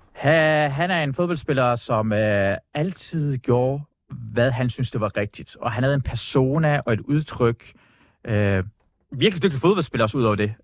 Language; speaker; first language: Danish; early bilingual, other home language; Persian